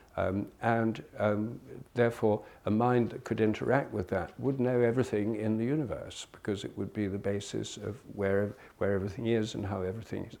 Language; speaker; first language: English; native; English